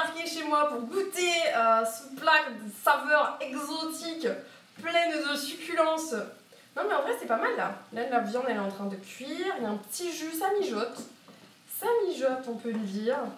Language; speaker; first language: French; native; French